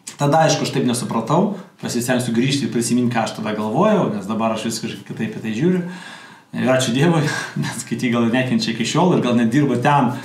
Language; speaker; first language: Lithuanian; non-native, local second language; Russian